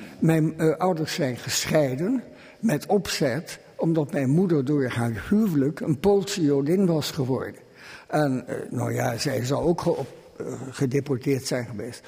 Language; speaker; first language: Dutch; early bilingual, other home language; German